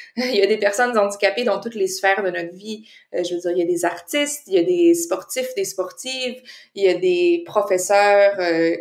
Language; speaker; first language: French; native; French